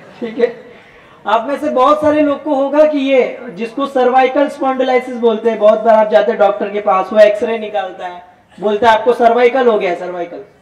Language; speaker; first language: Hindi; non-native, local second language; Gujarati